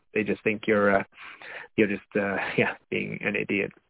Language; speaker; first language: English; native; English